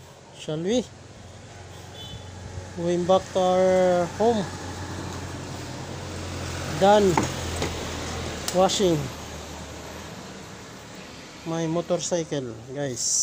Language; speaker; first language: English; non-native, learner; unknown